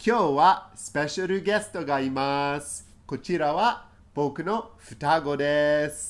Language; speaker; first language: Japanese; non-native, fluent; English